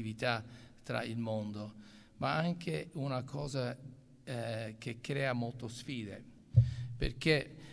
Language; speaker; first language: Italian; non-native, local second language; English